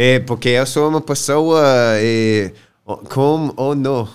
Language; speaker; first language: Portuguese; non-native, learner; English